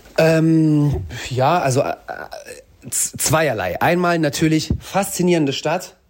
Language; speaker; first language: German; early bilingual, other home language; Russian